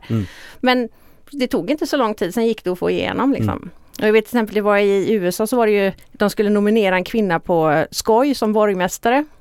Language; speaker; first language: Swedish; native; Swedish